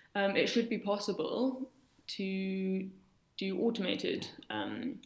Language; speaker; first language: English; native; English